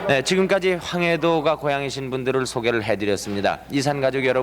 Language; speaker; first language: Korean; native; Korean